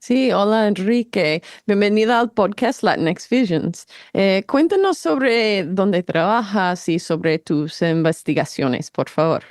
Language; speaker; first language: Spanish; non-native, fluent; English